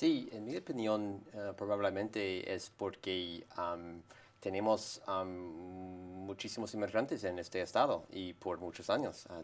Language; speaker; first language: Spanish; non-native, fluent; English